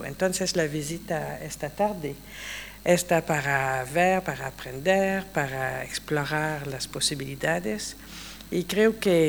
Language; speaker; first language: Spanish; non-native, fluent; English